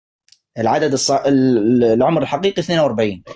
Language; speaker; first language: Arabic; native; Arabic